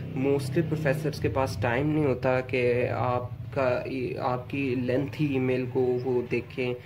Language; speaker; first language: Urdu; non-native, local second language; Punjabi